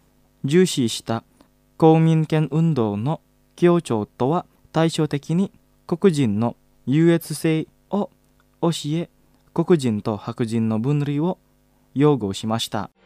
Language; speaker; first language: Japanese; non-native, fluent; Indonesian